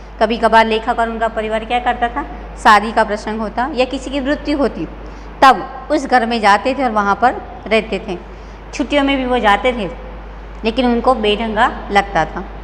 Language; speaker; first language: Hindi; non-native, local second language; Gujarati